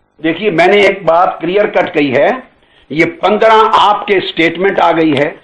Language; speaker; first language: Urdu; non-native, local second language; Punjabi